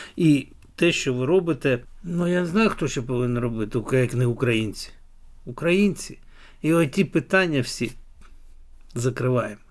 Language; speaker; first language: Ukrainian; native; Ukrainian